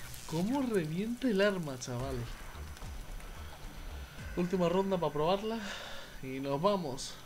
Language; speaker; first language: Spanish; native; Spanish